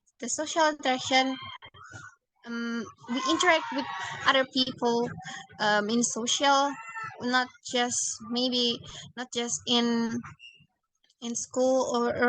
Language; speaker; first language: English; non-native, learner; Indonesian